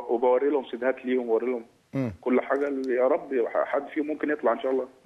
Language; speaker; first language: Arabic; native; Arabic